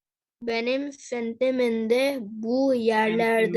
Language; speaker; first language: Turkish; non-native, learner; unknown